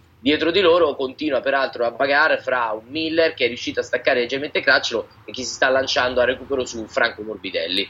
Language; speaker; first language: Italian; native; Italian